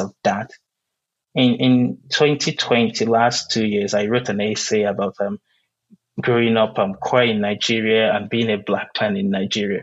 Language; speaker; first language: English; non-native, local second language; Igbo